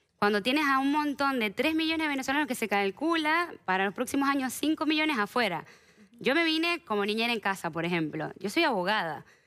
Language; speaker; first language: Spanish; native; Spanish